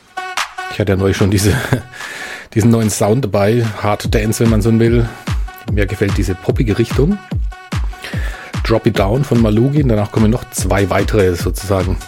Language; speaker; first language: German; native; German